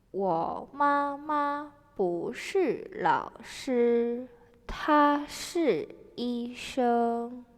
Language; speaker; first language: Chinese; non-native, fluent; Indonesian